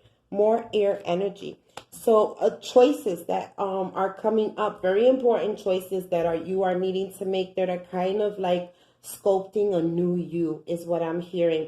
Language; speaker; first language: English; native; English